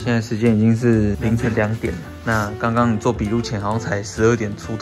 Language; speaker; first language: Chinese; native; Chinese